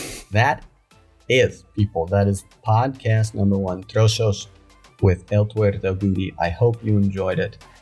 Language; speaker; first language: English; native; English